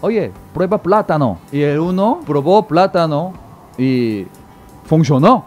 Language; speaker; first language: Spanish; non-native, fluent; Korean